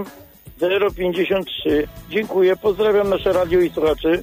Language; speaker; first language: Polish; native; Polish